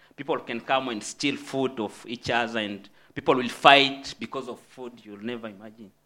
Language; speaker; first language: English; non-native, fluent; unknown